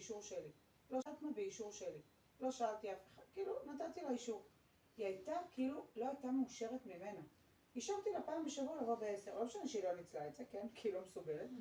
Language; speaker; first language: Hebrew; native; Hebrew